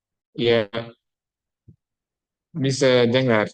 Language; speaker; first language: Indonesian; non-native, fluent; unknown